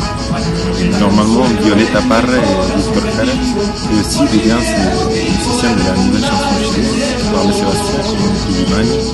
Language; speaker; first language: French; non-native, fluent; Spanish